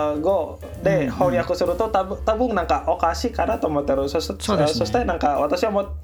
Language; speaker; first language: Japanese; non-native, learner; Indonesian